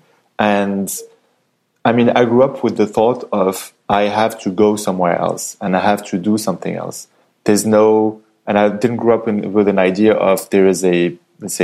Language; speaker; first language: English; non-native, fluent; French